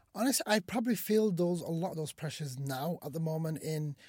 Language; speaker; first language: English; early bilingual, other home language; Somali